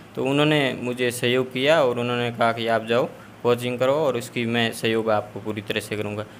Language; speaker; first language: Hindi; native; Hindi